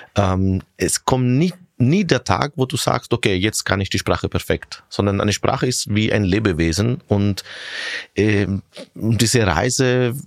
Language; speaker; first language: German; non-native, fluent; Italian